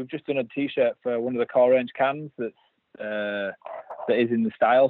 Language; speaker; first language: English; native; English